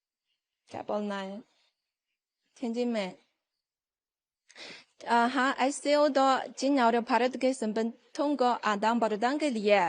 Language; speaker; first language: Hindi; non-native, fluent; Chinese